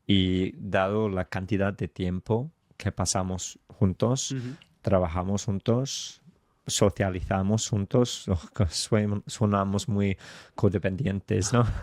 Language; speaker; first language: Spanish; non-native, fluent; English